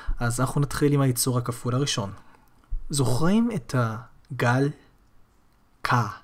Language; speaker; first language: Hebrew; native; Hebrew